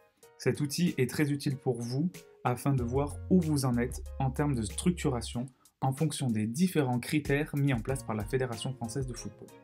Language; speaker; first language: French; native; French